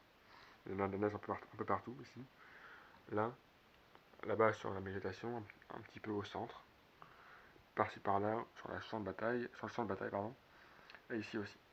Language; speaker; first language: French; native; French